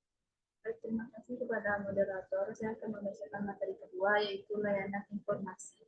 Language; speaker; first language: Indonesian; native; Indonesian